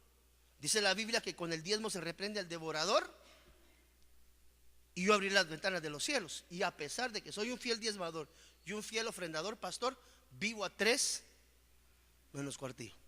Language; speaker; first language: Spanish; native; Spanish